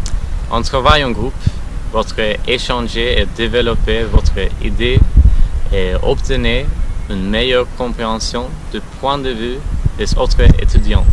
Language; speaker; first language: French; non-native, learner; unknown